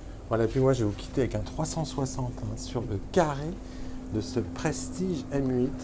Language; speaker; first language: French; native; French